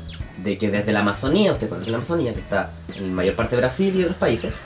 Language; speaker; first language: Spanish; native; Spanish